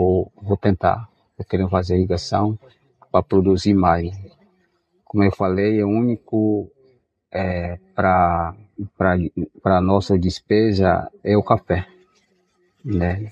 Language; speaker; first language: Portuguese; non-native, local second language; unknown